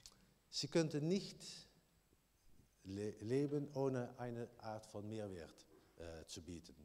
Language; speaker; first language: German; non-native, learner; Dutch